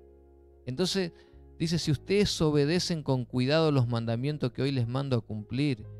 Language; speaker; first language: Spanish; native; Spanish